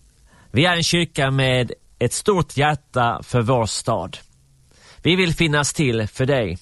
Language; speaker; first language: Swedish; native; Swedish